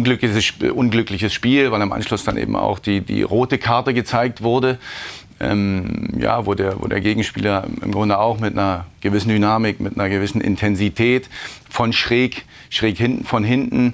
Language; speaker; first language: German; native; German